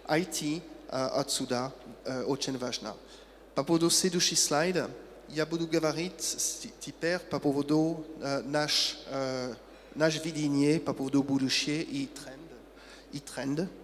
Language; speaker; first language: Russian; non-native, learner; French